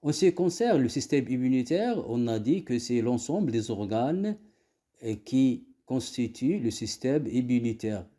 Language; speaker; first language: French; non-native, local second language; Arabic